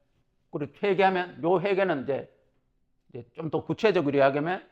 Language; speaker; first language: Korean; native; Korean